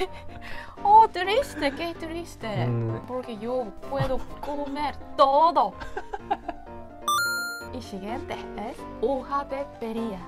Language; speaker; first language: Spanish; non-native, learner; Korean